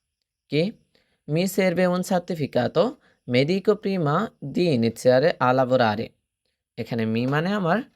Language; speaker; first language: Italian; non-native, fluent; Bangla